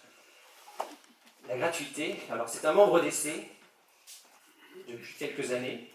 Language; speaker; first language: French; native; French